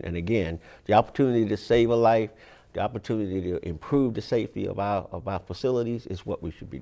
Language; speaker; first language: English; native; English